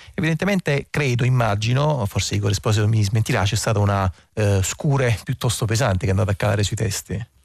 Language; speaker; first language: Italian; native; Italian